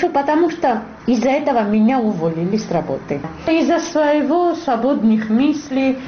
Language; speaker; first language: Russian; non-native, local second language; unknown